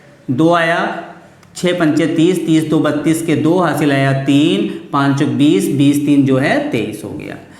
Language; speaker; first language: Hindi; native; Hindi